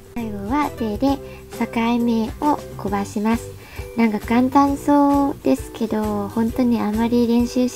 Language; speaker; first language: Japanese; non-native, fluent; Vietnamese